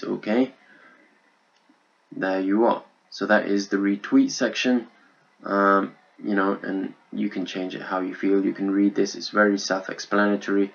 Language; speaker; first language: English; native; English